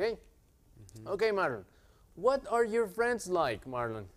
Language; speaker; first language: English; non-native, fluent; Spanish